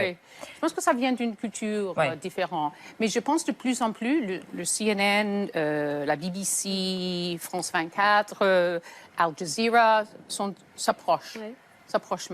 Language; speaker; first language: French; native; French